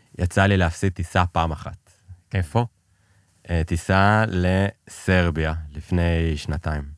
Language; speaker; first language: Hebrew; early bilingual, other home language; Persian